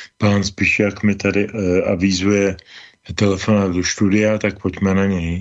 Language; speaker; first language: Czech; native; Czech